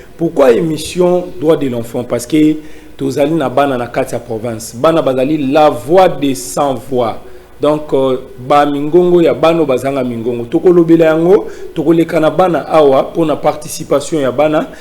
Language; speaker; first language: Lingala; native; Lingala